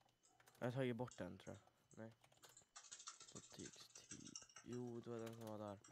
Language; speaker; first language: Swedish; native; Swedish